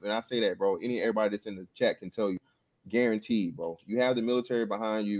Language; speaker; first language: English; native; English